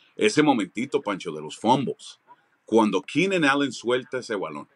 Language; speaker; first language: Spanish; early bilingual, heritage; Spanish